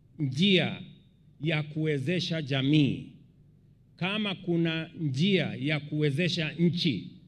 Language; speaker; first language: Swahili; non-native, local second language; Kalenjin